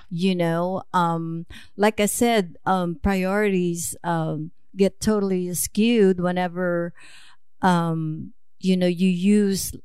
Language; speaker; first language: English; non-native, local second language; Filipino